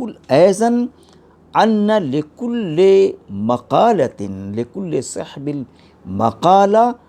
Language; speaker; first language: Arabic; non-native, fluent; Urdu